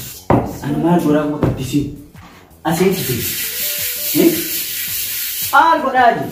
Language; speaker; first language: Arabic; non-native, learner; Oromo